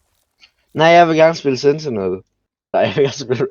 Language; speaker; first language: Danish; native; Danish